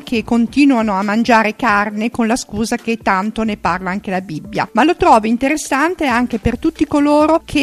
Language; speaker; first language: Italian; native; Italian